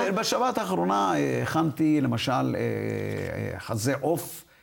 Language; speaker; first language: Hebrew; early bilingual, other home language; Arabic